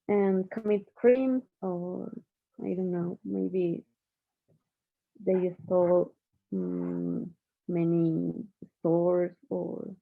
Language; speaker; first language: English; non-native, learner; Spanish